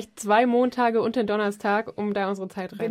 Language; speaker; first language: German; native; German